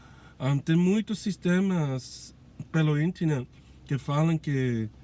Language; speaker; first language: Portuguese; non-native, learner; English